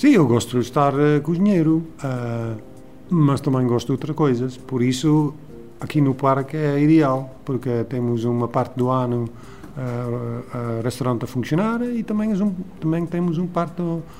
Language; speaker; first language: Portuguese; non-native, learner; Dutch